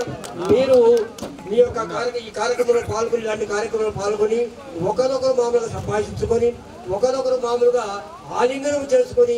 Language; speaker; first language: Telugu; native; Telugu